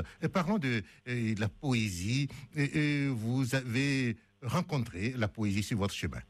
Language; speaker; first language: French; native; French